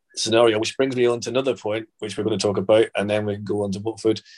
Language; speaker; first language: English; native; English